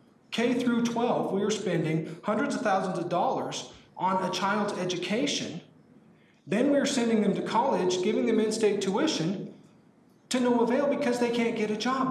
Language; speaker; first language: English; native; English